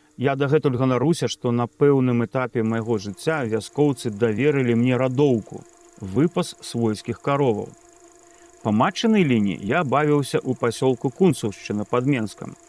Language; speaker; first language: Belarusian; native; Belarusian